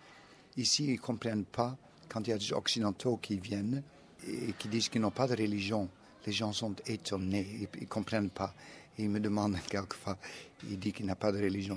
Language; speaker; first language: French; non-native, fluent; Dutch